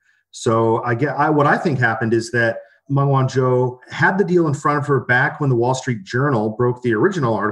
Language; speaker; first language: English; native; English